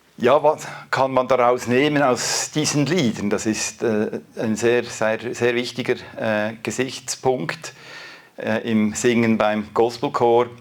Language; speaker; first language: German; native; German